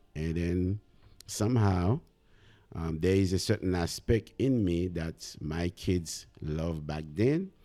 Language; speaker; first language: English; non-native, fluent; Haitian Creole